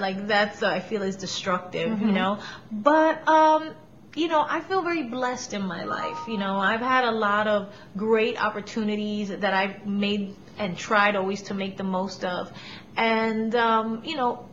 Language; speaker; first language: English; early bilingual, other home language; Spanish